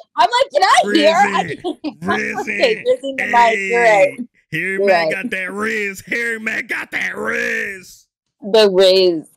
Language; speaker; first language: English; native; English